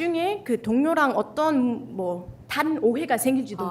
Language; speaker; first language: Korean; non-native, fluent; Spanish